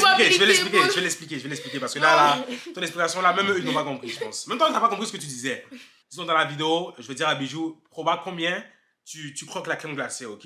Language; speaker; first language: French; native; French